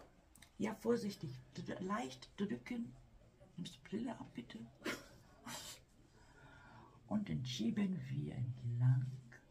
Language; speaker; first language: German; non-native, fluent; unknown